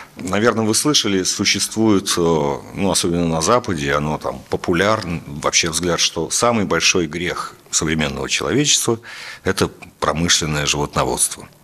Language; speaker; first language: Russian; native; Russian